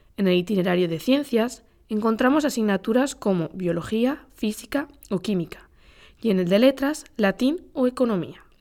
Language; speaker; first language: Spanish; native; Spanish